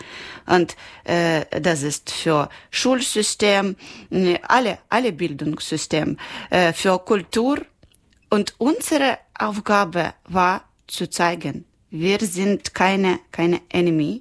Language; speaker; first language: German; non-native, learner; Ukrainian